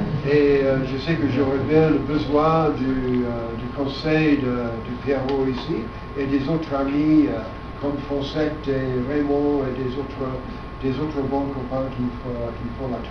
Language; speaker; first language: French; non-native, fluent; English